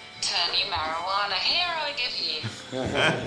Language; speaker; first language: English; non-native, learner; Russian